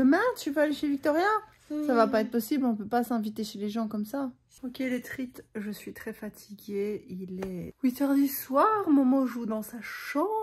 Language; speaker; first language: French; native; French